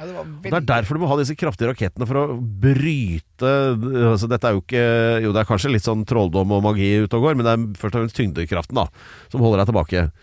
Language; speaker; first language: Norwegian; native; Norwegian